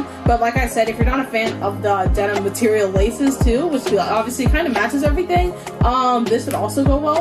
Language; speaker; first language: English; native; English